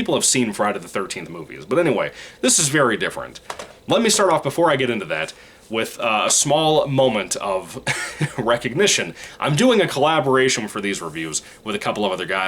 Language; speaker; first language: English; native; English